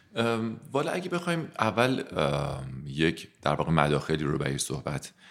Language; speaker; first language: Persian; native; Persian